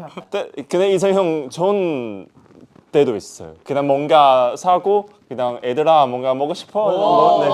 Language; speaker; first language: Korean; non-native, learner; Chinese